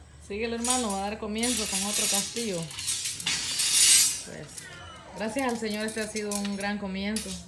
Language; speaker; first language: Spanish; native; Spanish